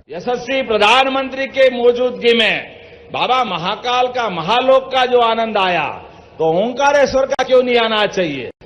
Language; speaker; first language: Hindi; native; Hindi